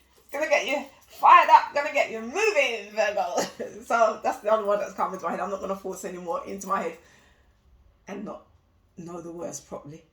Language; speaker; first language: English; native; English